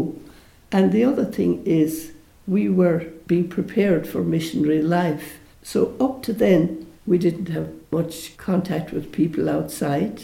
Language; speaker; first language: English; native; English